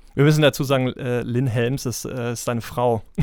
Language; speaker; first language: German; native; German